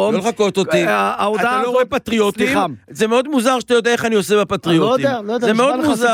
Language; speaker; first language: Hebrew; native; Hebrew